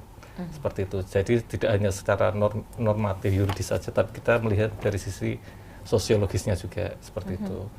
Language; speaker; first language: Indonesian; native; Indonesian